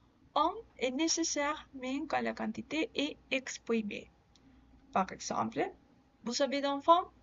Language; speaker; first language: French; non-native, learner; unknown